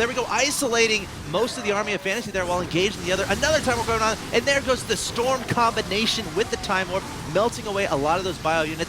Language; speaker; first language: English; native; English